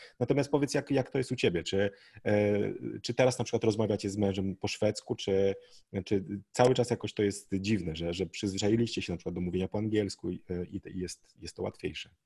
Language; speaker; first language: Polish; native; Polish